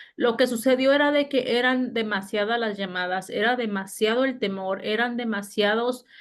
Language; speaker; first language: Spanish; native; Spanish